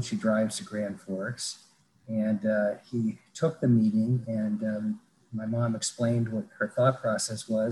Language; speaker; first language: English; native; English